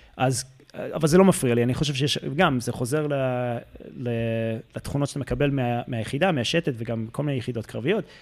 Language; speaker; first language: Hebrew; early bilingual, heritage; Hebrew